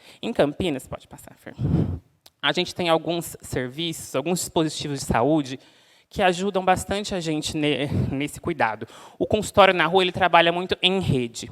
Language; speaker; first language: Portuguese; native; Portuguese